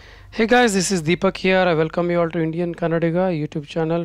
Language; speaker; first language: English; non-native, local second language; Kannada